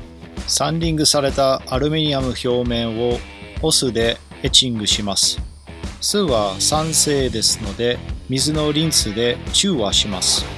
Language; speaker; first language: Japanese; non-native, fluent; English